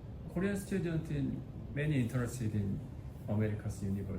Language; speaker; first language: English; non-native, learner; Korean